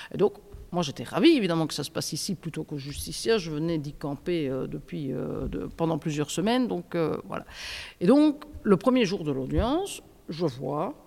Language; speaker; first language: French; native; French